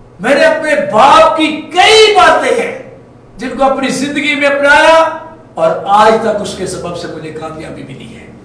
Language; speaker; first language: Urdu; non-native, local second language; Punjabi